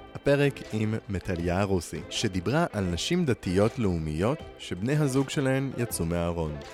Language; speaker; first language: Hebrew; native; Hebrew